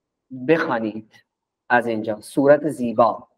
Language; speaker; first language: Persian; non-native, fluent; Urdu